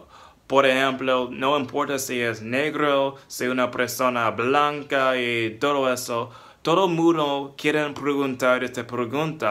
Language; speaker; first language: Spanish; non-native, fluent; English